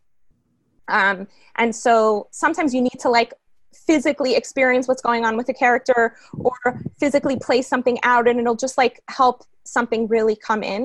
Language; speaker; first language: English; early bilingual, other home language; Spanish